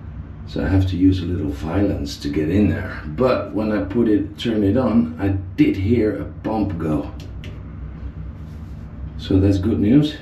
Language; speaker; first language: English; non-native, fluent; Dutch